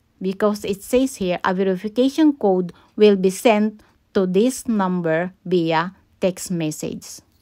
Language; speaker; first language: English; non-native, local second language; Filipino